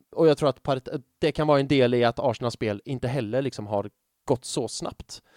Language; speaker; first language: Swedish; native; Swedish